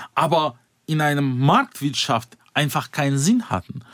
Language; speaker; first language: German; non-native, fluent; Russian